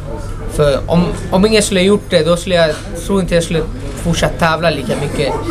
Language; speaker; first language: Swedish; non-native, local second language; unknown